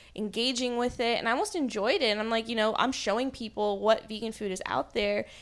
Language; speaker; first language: English; native; English